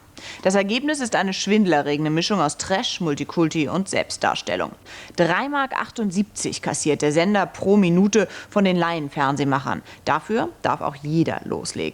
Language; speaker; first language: German; native; German